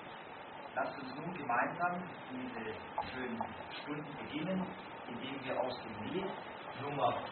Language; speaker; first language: German; native; German